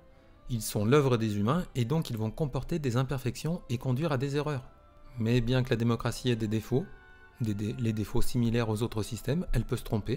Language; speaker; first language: French; native; French